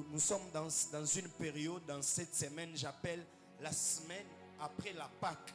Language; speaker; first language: French; non-native, local second language; Lingala